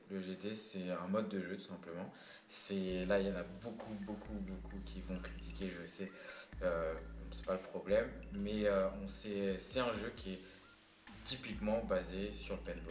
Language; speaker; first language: French; native; French